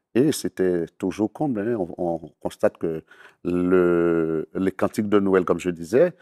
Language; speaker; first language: French; native; French